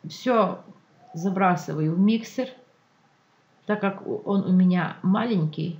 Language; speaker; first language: Russian; non-native, local second language; Ukrainian